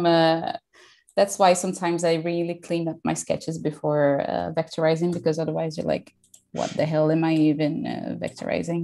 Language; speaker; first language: English; non-native, fluent; Portuguese